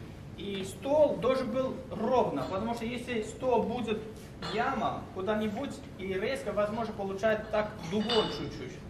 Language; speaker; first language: Russian; non-native, learner; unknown